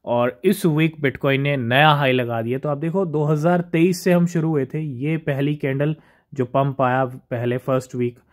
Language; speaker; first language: Hindi; native; Hindi